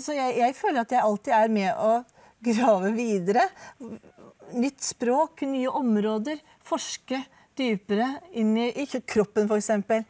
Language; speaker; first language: Norwegian; native; Norwegian